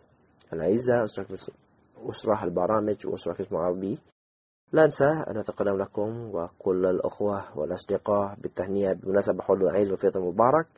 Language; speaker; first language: Arabic; non-native, fluent; Indonesian